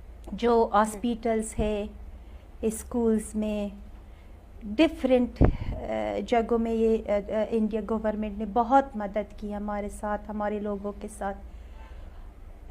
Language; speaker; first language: Hindi; non-native, learner; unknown